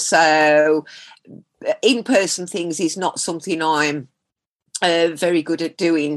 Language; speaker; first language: English; native; English